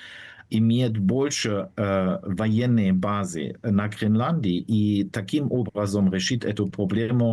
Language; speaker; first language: Russian; non-native, fluent; German